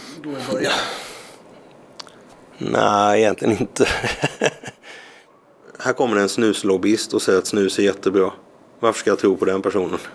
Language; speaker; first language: Swedish; native; Swedish